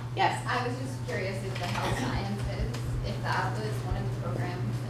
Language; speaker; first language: English; native; English